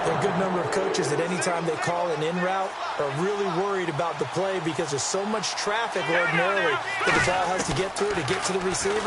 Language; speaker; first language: English; native; English